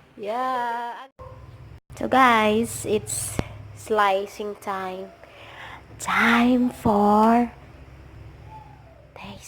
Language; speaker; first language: English; non-native, local second language; Cebuano